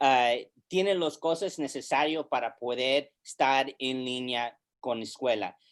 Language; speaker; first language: Spanish; early bilingual, heritage; English